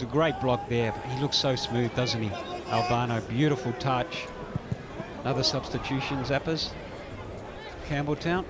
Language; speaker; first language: English; native; English